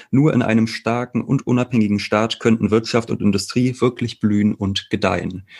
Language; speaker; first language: German; native; German